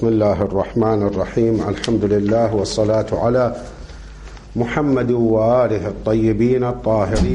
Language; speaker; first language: Arabic; native; Arabic